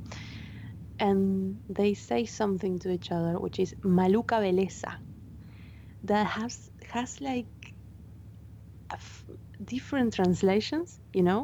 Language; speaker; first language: English; non-native, fluent; Spanish